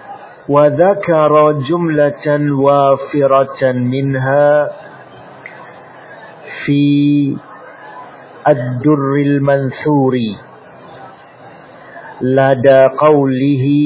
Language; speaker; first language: Arabic; non-native, fluent; Indonesian